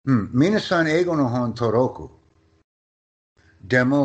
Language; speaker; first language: Japanese; non-native, learner; English